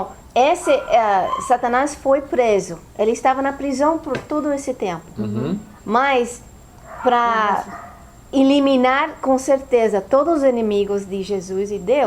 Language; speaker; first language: Portuguese; non-native, fluent; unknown